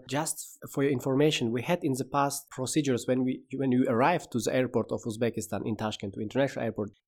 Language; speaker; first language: English; non-native, fluent; Uzbek